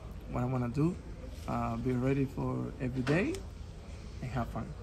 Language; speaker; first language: English; non-native, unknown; Spanish